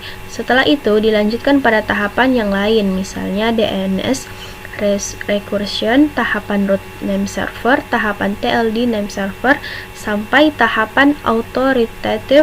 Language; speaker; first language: Indonesian; native; Indonesian